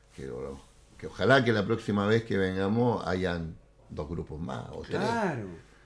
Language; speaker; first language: Spanish; native; Spanish